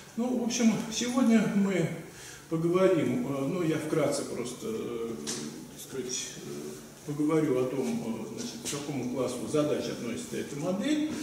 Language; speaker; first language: Russian; native; Russian